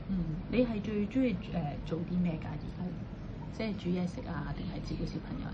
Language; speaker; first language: Cantonese; native; Cantonese